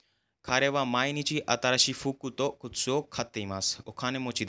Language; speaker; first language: Japanese; non-native, fluent; Hindi